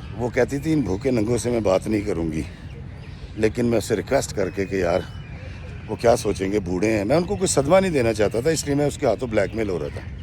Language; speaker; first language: Urdu; non-native, local second language; Punjabi